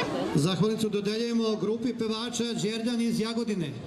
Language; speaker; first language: Bosnian; native; Bosnian